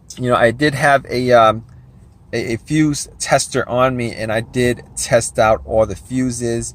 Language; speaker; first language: English; native; English